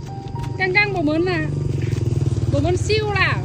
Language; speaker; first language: Chinese; non-native, learner; Lao